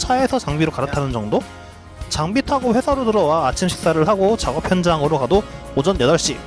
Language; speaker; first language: Korean; native; Korean